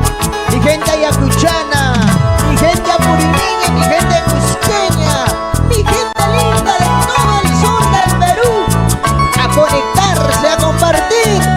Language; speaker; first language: Spanish; native; Spanish